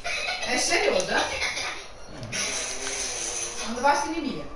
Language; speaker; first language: Dutch; non-native, learner; Portuguese